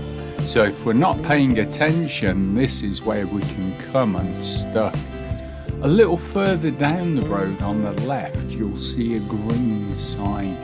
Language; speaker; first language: English; native; English